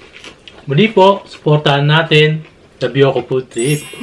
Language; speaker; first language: Filipino; native; Filipino